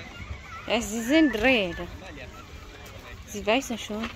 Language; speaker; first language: German; non-native, learner; Amharic